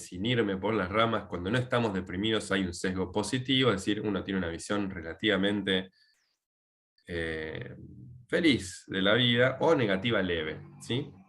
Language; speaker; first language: Spanish; native; Spanish